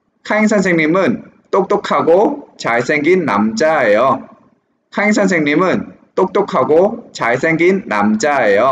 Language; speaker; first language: Korean; non-native, fluent; Vietnamese